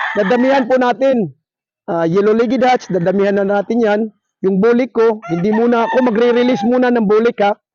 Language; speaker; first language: Filipino; non-native, local second language; Surigaonon